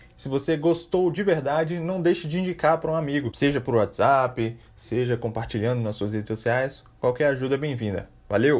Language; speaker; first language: Portuguese; native; Portuguese